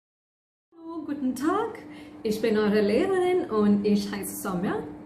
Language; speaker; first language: German; non-native, fluent; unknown